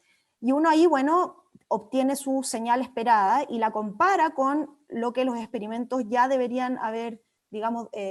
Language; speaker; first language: Spanish; native; Spanish